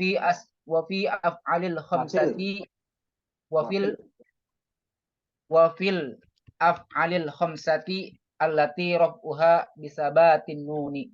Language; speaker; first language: Arabic; non-native, learner; Indonesian